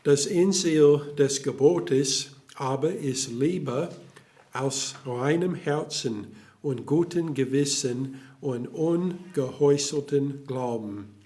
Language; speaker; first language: German; non-native, fluent; English